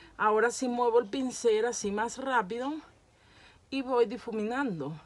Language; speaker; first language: Spanish; native; Spanish